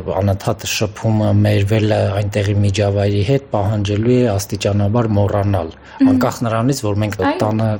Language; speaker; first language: Armenian; native; Armenian